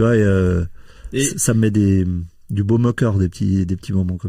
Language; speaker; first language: French; native; French